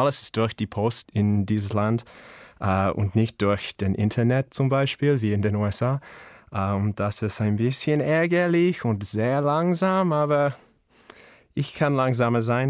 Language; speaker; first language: German; non-native, learner; English